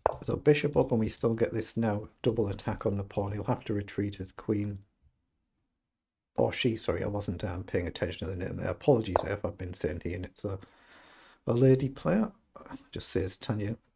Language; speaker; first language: English; native; English